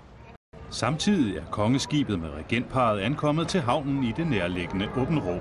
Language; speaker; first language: Danish; native; Danish